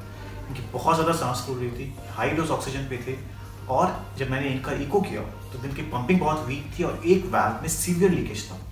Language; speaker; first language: Hindi; native; Hindi